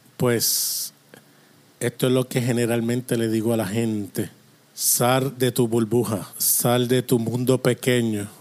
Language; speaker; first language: Spanish; non-native, fluent; English